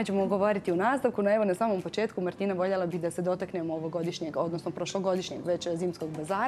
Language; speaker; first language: Croatian; native; Croatian